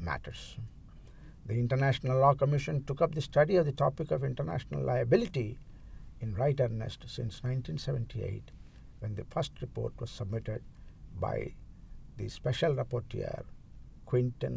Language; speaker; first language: English; non-native, local second language; Telugu